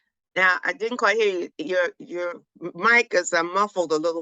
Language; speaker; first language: English; native; English